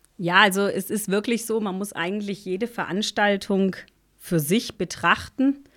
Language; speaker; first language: German; native; German